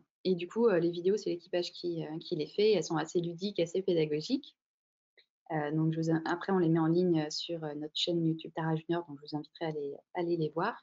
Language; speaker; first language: French; native; French